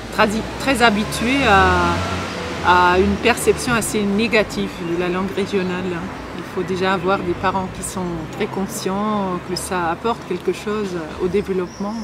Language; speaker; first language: French; non-native, fluent; German